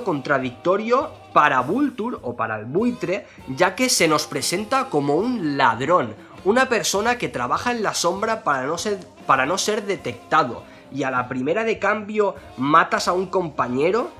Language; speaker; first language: Spanish; native; Spanish